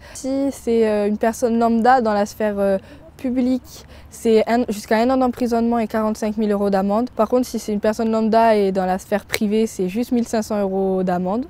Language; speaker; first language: French; native; French